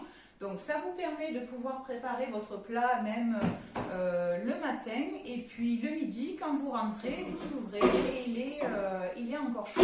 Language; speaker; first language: French; native; French